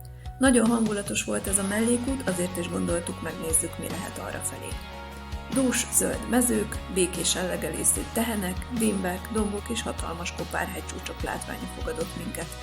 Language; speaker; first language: Hungarian; native; Hungarian